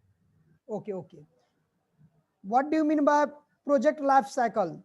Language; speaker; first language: English; non-native, local second language; Hindi